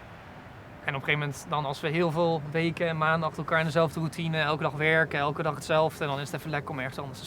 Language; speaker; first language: Dutch; native; Dutch